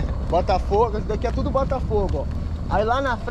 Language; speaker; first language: Portuguese; native; Portuguese